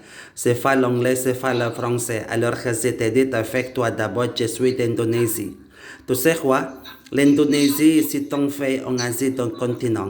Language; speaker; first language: French; non-native, learner; Indonesian